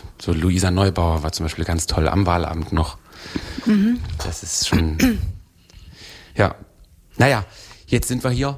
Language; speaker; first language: German; native; German